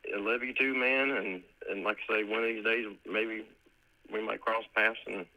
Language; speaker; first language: English; native; English